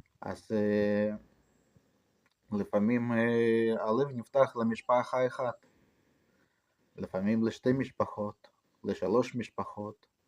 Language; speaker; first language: Hebrew; non-native, fluent; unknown